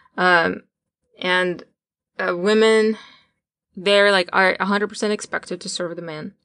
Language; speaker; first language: English; non-native, fluent; Russian